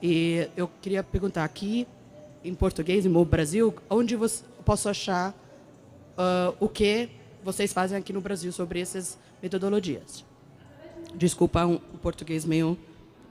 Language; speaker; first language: Portuguese; non-native, fluent; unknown